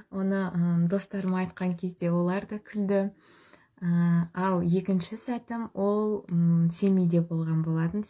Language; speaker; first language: Kazakh; non-native, local second language; Russian